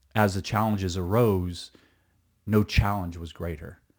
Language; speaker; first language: English; early bilingual, other home language; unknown